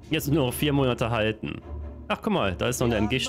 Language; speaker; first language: German; native; German